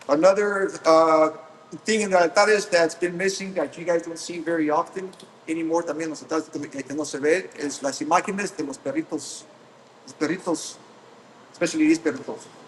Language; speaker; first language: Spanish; early bilingual, heritage; Spanish